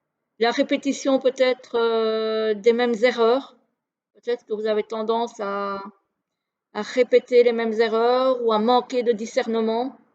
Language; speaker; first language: French; native; French